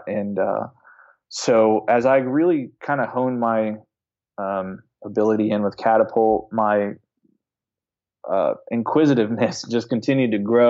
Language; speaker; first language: English; native; English